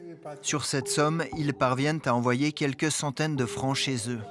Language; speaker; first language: French; native; French